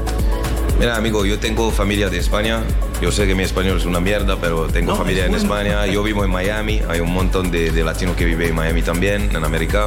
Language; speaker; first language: Spanish; non-native, learner; French